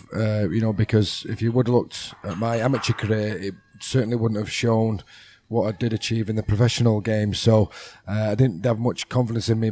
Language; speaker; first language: English; native; English